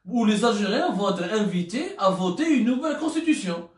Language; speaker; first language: French; non-native, local second language; Arabic